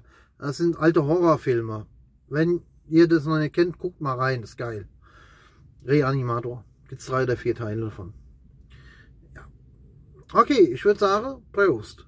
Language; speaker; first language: German; native; German